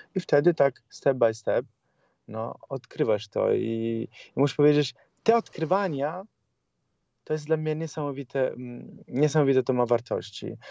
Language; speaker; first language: Polish; non-native, learner; Italian